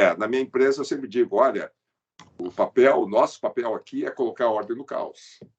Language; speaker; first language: Portuguese; early bilingual, other home language; Chinese